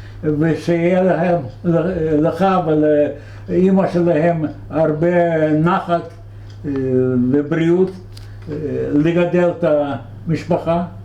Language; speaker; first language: Hebrew; non-native, fluent; Yiddish